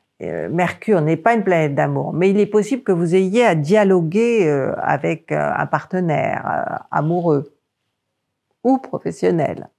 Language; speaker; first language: French; native; French